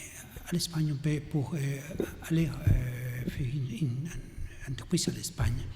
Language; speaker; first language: French; non-native, learner; Catalan